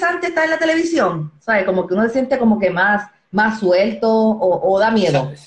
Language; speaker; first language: Spanish; native; Spanish